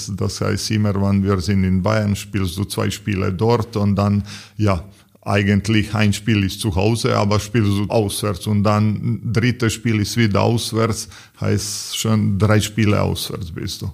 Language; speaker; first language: German; non-native, learner; Serbian